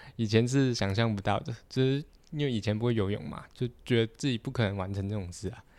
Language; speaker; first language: Chinese; non-native, local second language; Cantonese